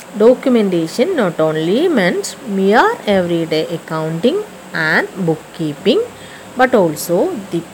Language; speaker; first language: English; non-native, local second language; Malayalam